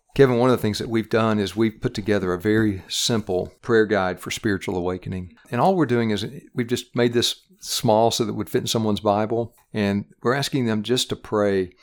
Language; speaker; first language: English; native; English